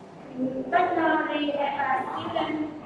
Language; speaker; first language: English; non-native, learner; Vietnamese